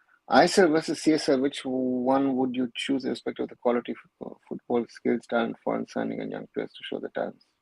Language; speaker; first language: English; non-native, local second language; Bangla